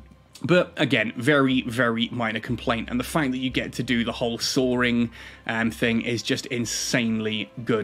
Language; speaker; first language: English; native; English